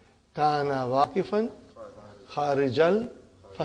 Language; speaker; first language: Arabic; non-native, fluent; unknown